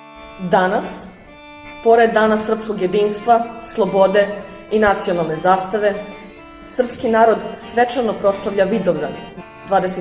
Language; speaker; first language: Serbian; native; Serbian